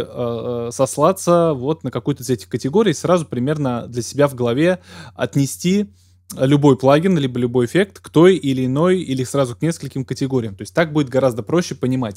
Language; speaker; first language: Russian; native; Russian